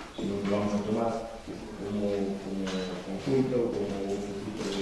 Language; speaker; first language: Spanish; non-native, local second language; Galician